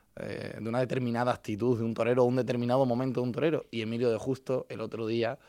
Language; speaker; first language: Spanish; native; Spanish